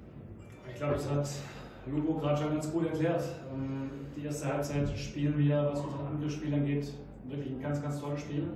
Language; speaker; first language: German; native; German